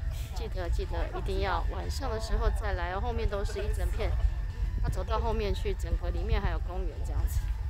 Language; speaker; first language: Chinese; native; Chinese